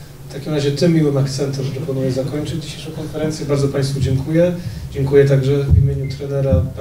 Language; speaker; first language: Polish; native; Polish